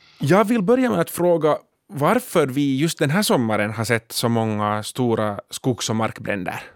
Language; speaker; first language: Swedish; native; Swedish